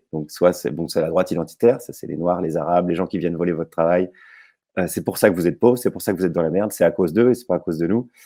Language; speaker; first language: French; native; French